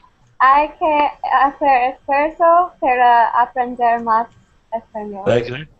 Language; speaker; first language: Spanish; non-native, learner; English